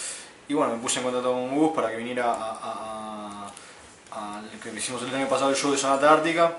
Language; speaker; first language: Spanish; native; Spanish